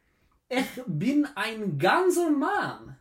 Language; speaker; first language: German; non-native, learner; English